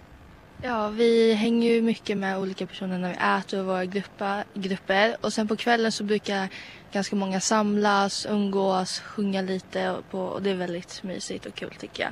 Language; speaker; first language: Swedish; native; Swedish